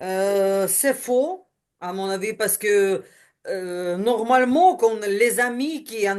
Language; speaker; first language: French; non-native, learner; Ukrainian